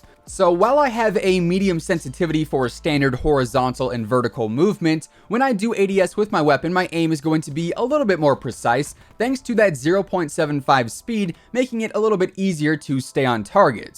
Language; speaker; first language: English; native; English